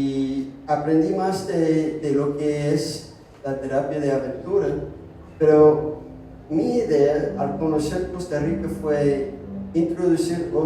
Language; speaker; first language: Spanish; non-native, fluent; English